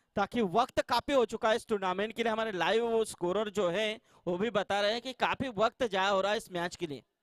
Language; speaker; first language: Hindi; non-native, local second language; Marathi